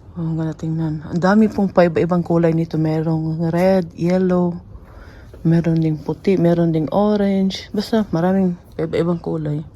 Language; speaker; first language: Filipino; non-native, local second language; Cebuano